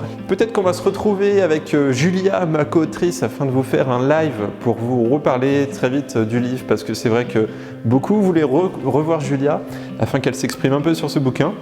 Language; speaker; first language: French; native; French